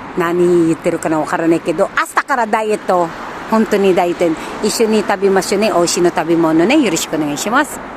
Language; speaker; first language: Japanese; non-native, learner; Filipino